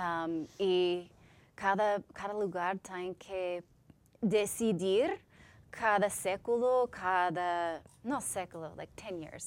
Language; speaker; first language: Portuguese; non-native, learner; English